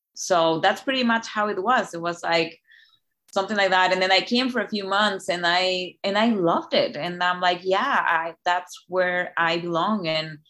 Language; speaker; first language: English; non-native, fluent; Spanish